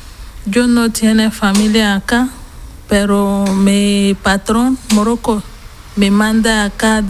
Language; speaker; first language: Spanish; non-native, learner; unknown